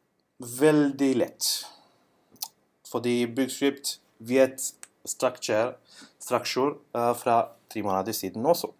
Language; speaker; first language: Norwegian; non-native, learner; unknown